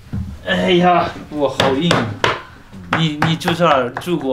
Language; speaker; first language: Chinese; non-native, fluent; Japanese